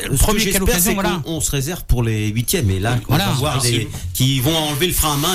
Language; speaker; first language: French; native; French